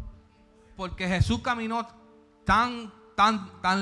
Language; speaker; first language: Spanish; early bilingual, heritage; Spanish